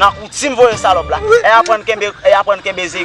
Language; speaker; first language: Haitian Creole; native; Haitian Creole